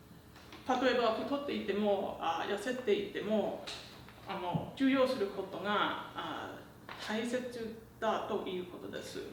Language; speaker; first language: Japanese; non-native, learner; English